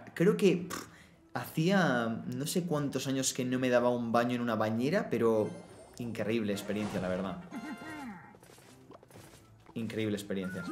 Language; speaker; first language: Spanish; native; Spanish